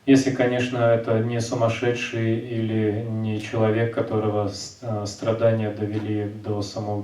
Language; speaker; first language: Russian; native; Russian